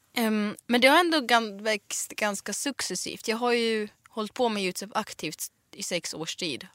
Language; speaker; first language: Swedish; early bilingual, other home language; Russian